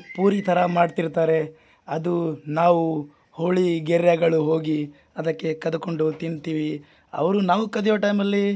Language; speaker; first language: Kannada; non-native, local second language; Lambadi